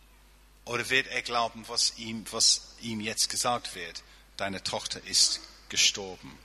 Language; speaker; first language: German; non-native, fluent; English